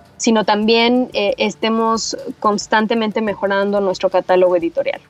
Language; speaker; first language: Spanish; native; Spanish